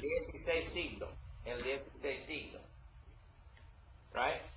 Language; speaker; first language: Spanish; non-native, learner; English